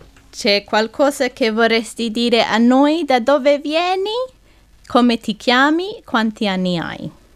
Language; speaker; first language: Italian; non-native, fluent; English